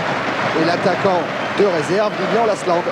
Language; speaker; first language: French; native; French